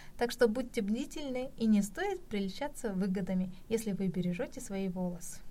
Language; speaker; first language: Russian; non-native, local second language; Kazakh